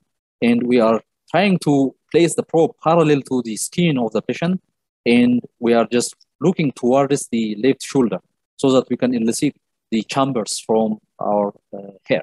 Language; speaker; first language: English; non-native, local second language; Amharic